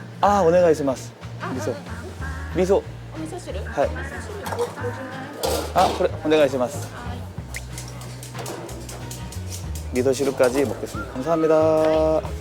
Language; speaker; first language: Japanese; non-native, learner; Korean